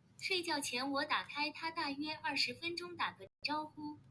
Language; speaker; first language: Chinese; non-native, learner; Korean